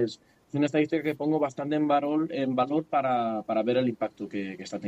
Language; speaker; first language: Spanish; native; Spanish